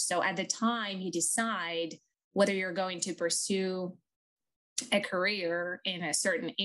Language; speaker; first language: English; non-native, fluent; Ukrainian